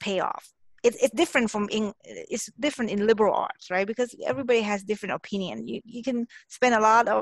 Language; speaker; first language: English; non-native, fluent; Thai